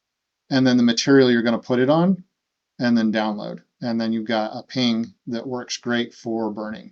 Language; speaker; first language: English; native; English